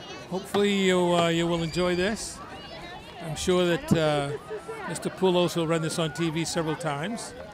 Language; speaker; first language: English; early bilingual, other home language; French